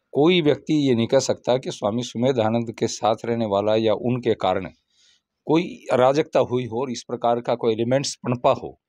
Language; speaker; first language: Hindi; native; Hindi